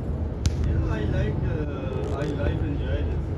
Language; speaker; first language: English; non-native, learner; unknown